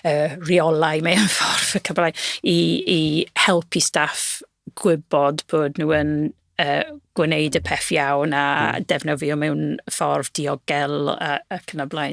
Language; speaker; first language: Welsh; non-native, local second language; English